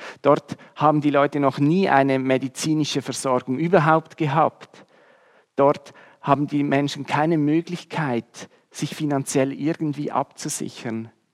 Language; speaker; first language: German; native; German